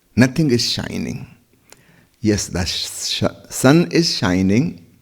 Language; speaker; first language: English; non-native, local second language; Hindi